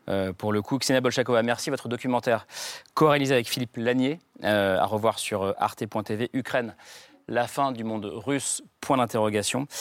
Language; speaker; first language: French; native; French